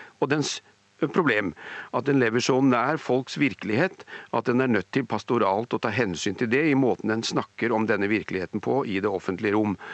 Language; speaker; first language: Norwegian; native; Norwegian